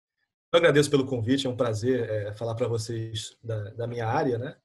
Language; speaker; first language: Portuguese; native; Portuguese